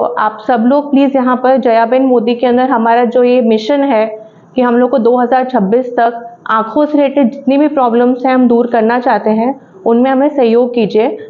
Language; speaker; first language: Hindi; native; Hindi